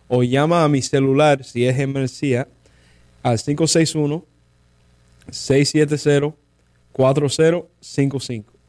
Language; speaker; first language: Spanish; early bilingual, heritage; Spanish